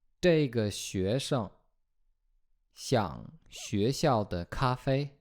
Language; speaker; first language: Chinese; non-native, fluent; Polish